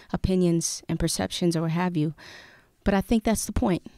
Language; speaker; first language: English; native; English